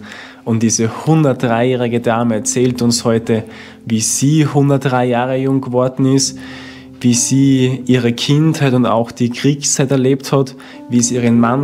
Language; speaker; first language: German; native; German